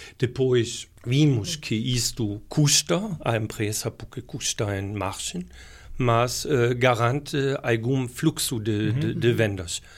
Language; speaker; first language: Portuguese; non-native, fluent; German